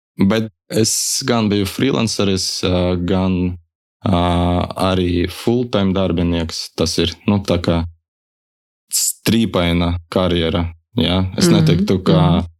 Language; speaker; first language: Latvian; non-native, local second language; Russian